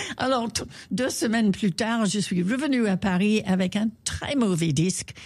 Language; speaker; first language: French; non-native, fluent; English